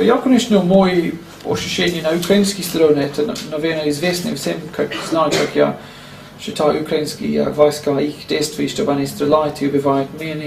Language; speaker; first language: Russian; non-native, learner; English